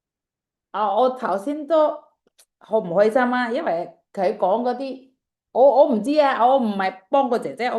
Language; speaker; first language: Chinese; non-native, fluent; Indonesian